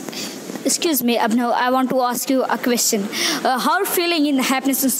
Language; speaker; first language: English; non-native, learner; Hindi